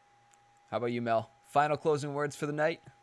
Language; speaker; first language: English; native; English